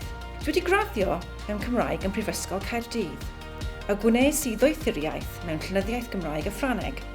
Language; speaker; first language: Welsh; non-native, local second language; English